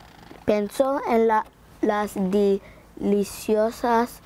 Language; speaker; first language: Spanish; non-native, learner; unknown